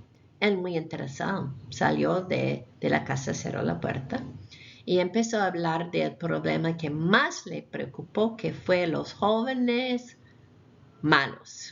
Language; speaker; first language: Spanish; non-native, fluent; English